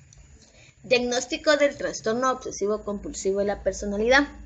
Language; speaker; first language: Spanish; native; Spanish